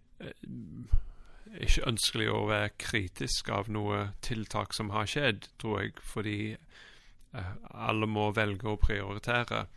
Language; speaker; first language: Norwegian; non-native, fluent; English